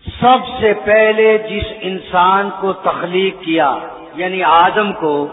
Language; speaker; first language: Urdu; non-native, local second language; Punjabi